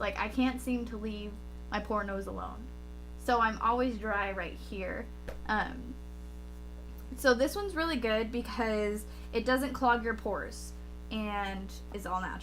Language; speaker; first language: English; native; English